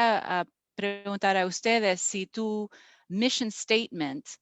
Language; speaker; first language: Spanish; non-native, fluent; English